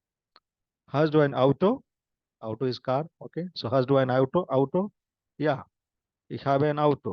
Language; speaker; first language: German; non-native, fluent; Hindi